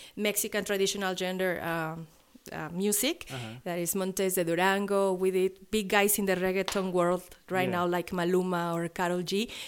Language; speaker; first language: English; non-native, fluent; Spanish